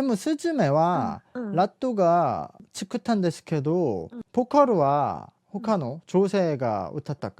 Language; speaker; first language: Japanese; non-native, fluent; Korean